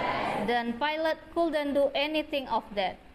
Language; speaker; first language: English; non-native, fluent; Indonesian